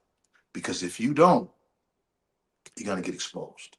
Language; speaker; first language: English; native; English